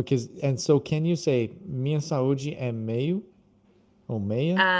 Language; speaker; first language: Portuguese; non-native, fluent; English